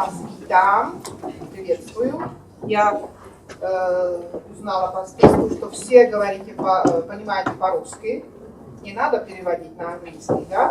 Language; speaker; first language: Russian; non-native, fluent; Czech